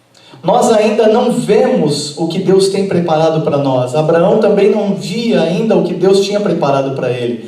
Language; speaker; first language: Portuguese; native; Portuguese